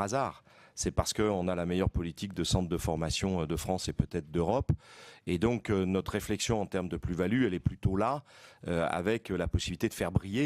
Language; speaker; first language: French; native; French